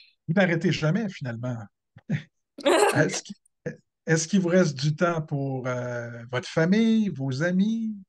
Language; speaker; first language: French; native; French